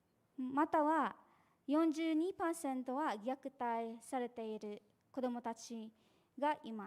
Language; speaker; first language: Japanese; non-native, fluent; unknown